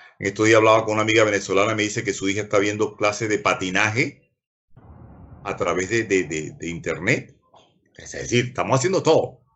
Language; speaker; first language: Spanish; native; Spanish